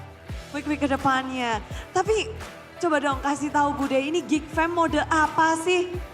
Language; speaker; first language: Indonesian; native; Indonesian